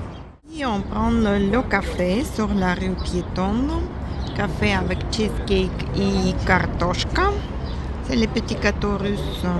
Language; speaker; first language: French; non-native, fluent; Russian